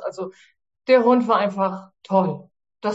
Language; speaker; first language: German; native; German